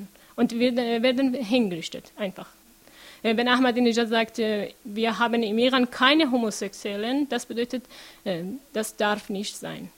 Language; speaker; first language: German; non-native, learner; Persian